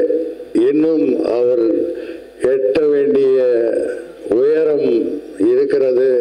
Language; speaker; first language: Tamil; native; Tamil